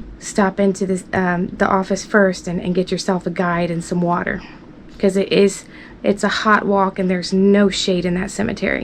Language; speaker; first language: English; native; English